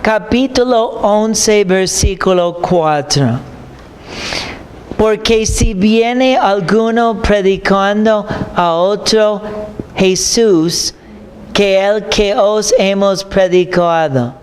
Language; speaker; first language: Spanish; non-native, fluent; English